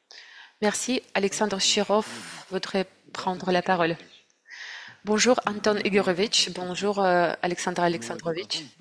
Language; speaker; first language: French; non-native, fluent; Russian